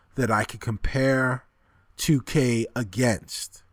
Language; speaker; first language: English; native; English